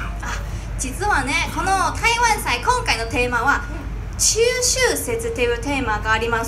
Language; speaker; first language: Japanese; non-native, fluent; Chinese